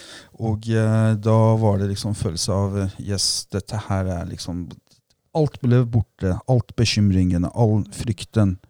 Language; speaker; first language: Norwegian; non-native, fluent; Persian